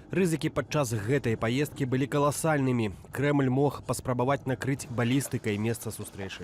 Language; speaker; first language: Belarusian; native; Belarusian